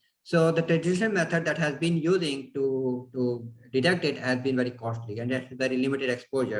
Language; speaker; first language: English; non-native, fluent; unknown